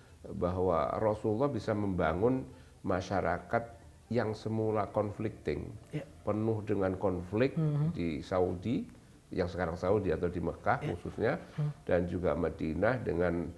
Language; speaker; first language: Indonesian; native; Indonesian